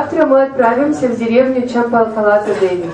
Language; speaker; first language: Russian; native; Russian